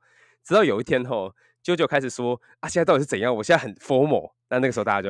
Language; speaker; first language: Chinese; native; Chinese